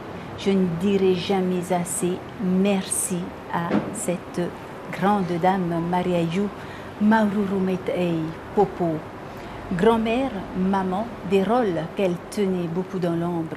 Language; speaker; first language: French; native; French